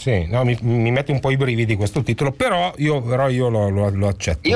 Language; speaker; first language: Italian; native; Italian